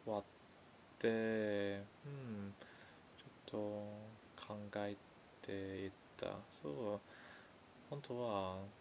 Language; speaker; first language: Japanese; non-native, learner; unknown